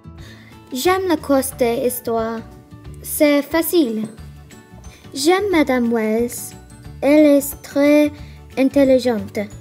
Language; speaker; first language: French; non-native, learner; English